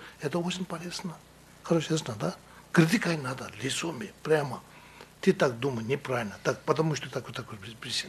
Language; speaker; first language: Russian; non-native, learner; Tibetan